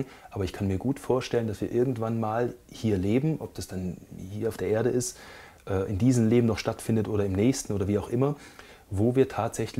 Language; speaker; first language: German; native; German